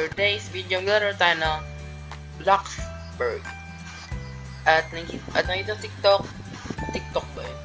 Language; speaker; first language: Filipino; native; Filipino